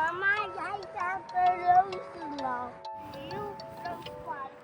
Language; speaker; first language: English; non-native, learner; Dutch